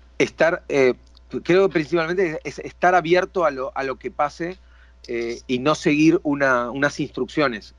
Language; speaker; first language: Spanish; native; Spanish